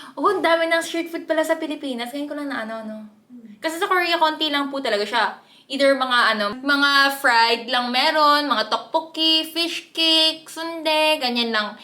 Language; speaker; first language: Filipino; early bilingual, other home language; Korean